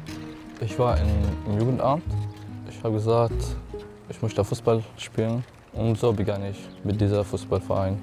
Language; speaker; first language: German; non-native, learner; Arabic